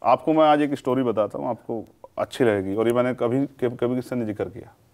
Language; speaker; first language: Hindi; native; Hindi